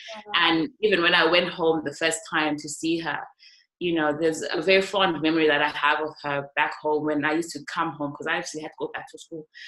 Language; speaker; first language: English; non-native, local second language; North Ndebele